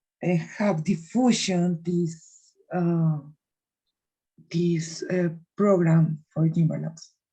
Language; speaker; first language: English; non-native, learner; Spanish